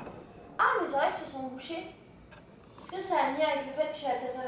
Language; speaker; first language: French; native; French